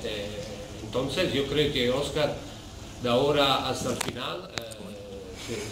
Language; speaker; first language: Spanish; non-native, fluent; Italian